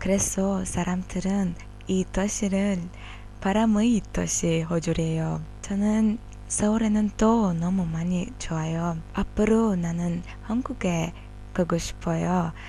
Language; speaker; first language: Korean; non-native, learner; Azerbaijani